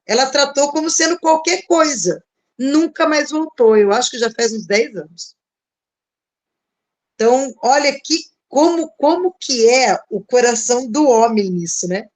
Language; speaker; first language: Portuguese; native; Portuguese